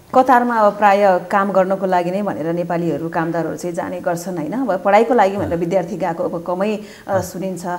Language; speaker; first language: Nepali; native; Nepali